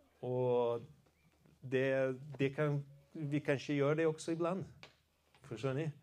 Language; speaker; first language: Swedish; non-native, fluent; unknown